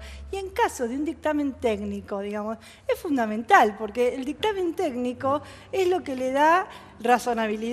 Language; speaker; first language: Spanish; native; Spanish